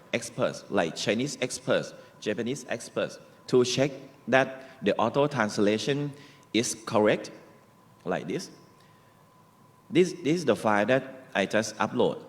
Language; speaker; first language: English; non-native, learner; Thai